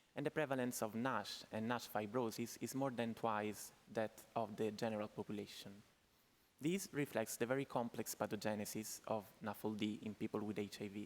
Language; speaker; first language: English; non-native, fluent; Italian